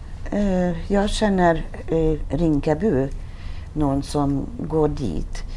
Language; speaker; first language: Swedish; non-native, fluent; Hungarian